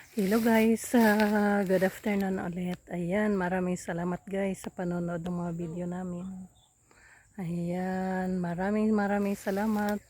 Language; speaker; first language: Filipino; non-native, local second language; Waray